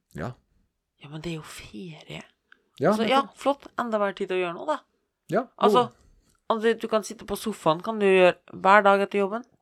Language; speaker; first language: Norwegian; native; Norwegian